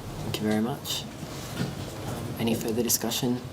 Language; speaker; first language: English; native; English